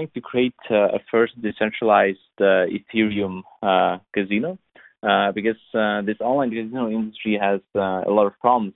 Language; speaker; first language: English; non-native, fluent; Lithuanian